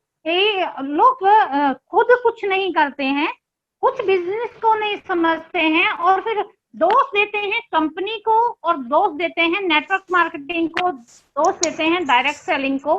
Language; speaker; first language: Hindi; native; Hindi